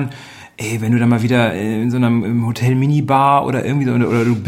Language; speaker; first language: German; native; German